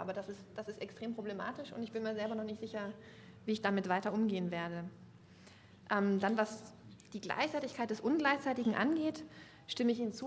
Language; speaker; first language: German; native; German